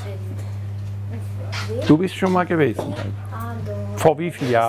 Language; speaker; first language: German; native; German